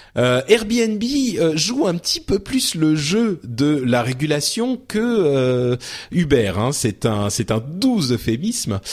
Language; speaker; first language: French; early bilingual, other home language; Arabic